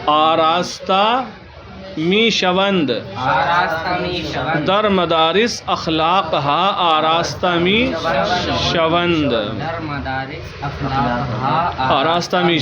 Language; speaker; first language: Persian; non-native, fluent; Urdu